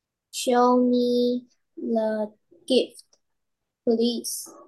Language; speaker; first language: English; non-native, learner; Chinese